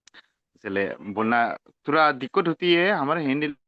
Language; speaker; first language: Hindi; non-native, local second language; Assamese